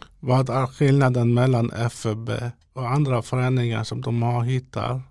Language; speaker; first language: Swedish; non-native, local second language; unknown